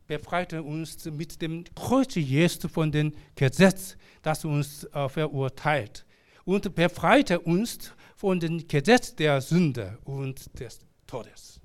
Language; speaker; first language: German; non-native, learner; Korean